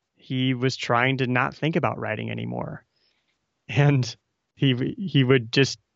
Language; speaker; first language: English; native; English